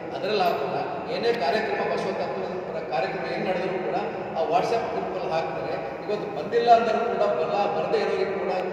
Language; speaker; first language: Kannada; native; Kannada